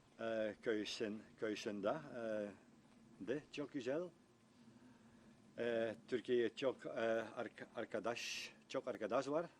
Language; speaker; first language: Turkish; non-native, learner; Dutch